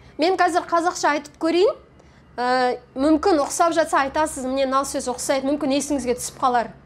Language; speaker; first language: Kazakh; native; Kazakh